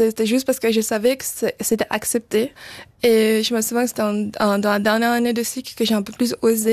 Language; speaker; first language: French; early bilingual, other home language; Portuguese